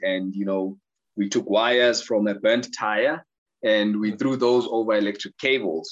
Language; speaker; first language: English; non-native, local second language; Zulu